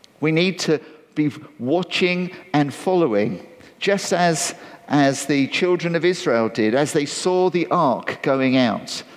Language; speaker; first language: English; native; English